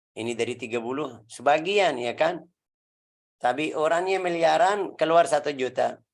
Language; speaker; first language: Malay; non-native, learner; Arabic